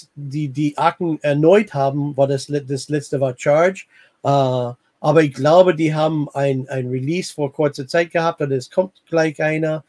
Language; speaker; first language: German; non-native, fluent; English